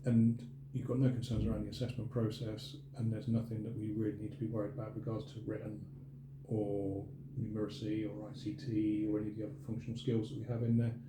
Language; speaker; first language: English; native; English